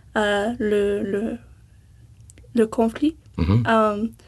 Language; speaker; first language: French; non-native, fluent; English